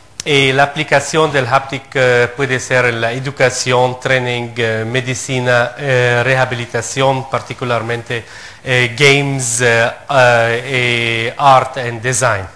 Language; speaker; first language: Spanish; non-native, fluent; Arabic